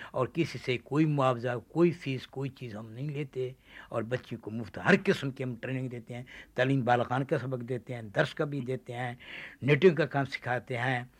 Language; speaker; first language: Urdu; non-native, local second language; Saraiki